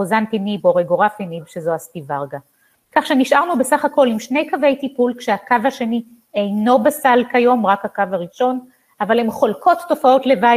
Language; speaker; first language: Hebrew; native; Hebrew